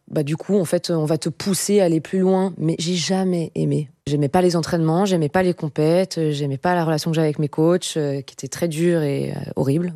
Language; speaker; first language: French; native; French